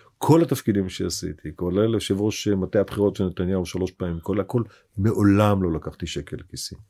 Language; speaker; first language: Hebrew; native; Hebrew